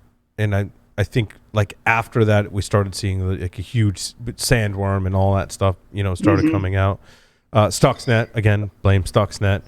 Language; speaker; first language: English; native; English